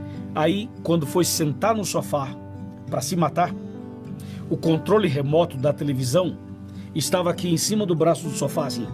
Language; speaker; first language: Portuguese; native; Portuguese